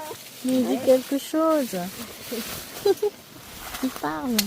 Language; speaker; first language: French; non-native, learner; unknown